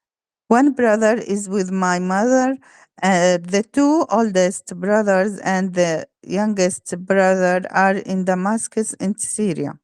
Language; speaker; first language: English; non-native, learner; Arabic